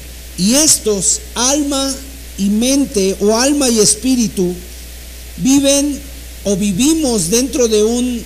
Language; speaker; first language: Spanish; native; Spanish